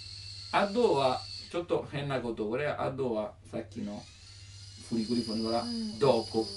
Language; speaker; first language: Japanese; non-native, learner; Italian